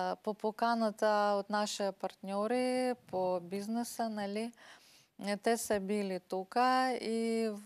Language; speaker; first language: Bulgarian; non-native, learner; Ukrainian